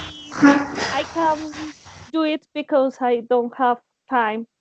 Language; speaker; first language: English; non-native, learner; Spanish